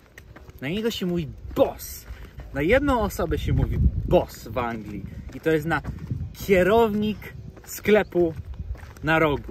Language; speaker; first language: Polish; early bilingual, heritage; Polish